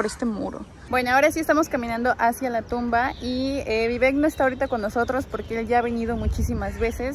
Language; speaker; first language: Spanish; native; Spanish